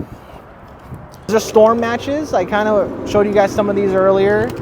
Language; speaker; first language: English; native; English